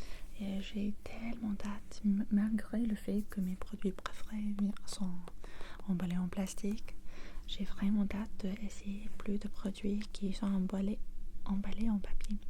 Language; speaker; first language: French; non-native, fluent; English